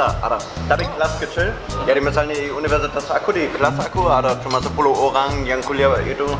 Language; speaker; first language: Indonesian; non-native, fluent; German